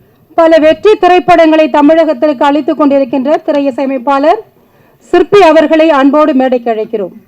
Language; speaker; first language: Tamil; native; Tamil